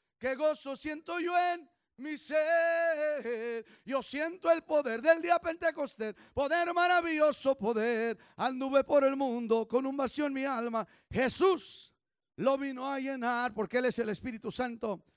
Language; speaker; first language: Spanish; early bilingual, heritage; Spanish